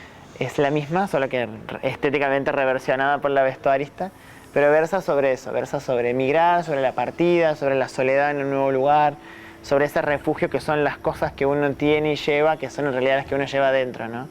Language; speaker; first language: Spanish; native; Spanish